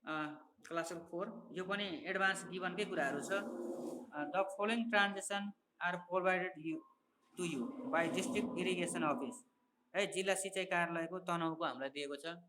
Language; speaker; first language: Nepali; native; Nepali